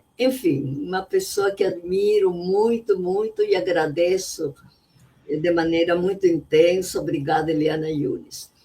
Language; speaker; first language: Portuguese; non-native, fluent; Spanish